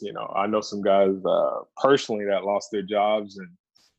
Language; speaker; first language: English; native; English